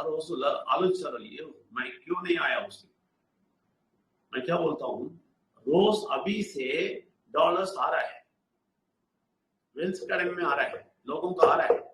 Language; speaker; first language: Hindi; non-native, local second language; Telugu